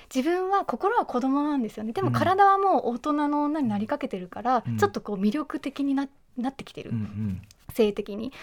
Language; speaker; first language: Japanese; native; Japanese